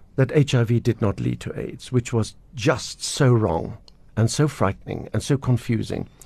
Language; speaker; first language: English; native; English